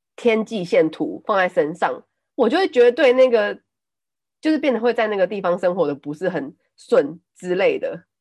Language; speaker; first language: Chinese; non-native, local second language; Min Nan Chinese